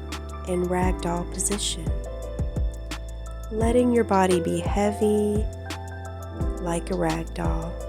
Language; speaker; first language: English; native; English